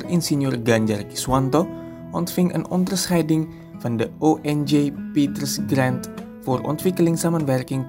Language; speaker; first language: Dutch; non-native, fluent; Indonesian